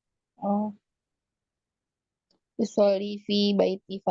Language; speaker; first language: Arabic; non-native, learner; Indonesian